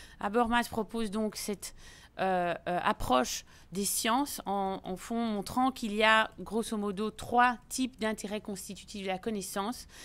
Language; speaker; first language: French; native; French